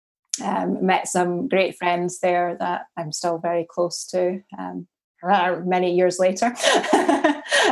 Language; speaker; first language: English; native; English